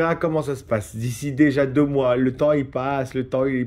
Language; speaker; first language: French; native; French